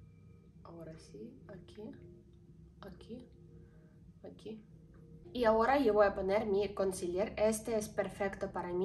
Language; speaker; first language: Spanish; non-native, learner; Ukrainian